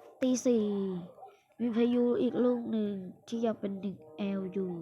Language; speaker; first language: Thai; native; Thai